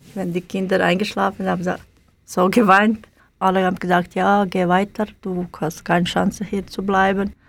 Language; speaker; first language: German; non-native, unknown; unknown